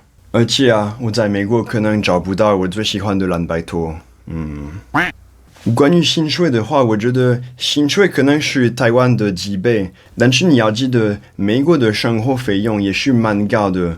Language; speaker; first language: Chinese; non-native, fluent; French